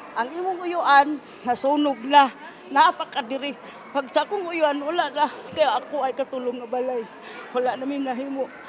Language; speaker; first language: Cebuano; native; Cebuano